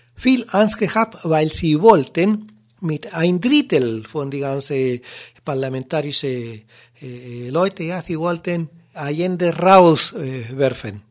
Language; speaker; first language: German; non-native, learner; Spanish